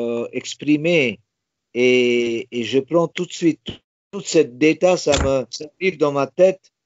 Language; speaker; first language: French; non-native, fluent; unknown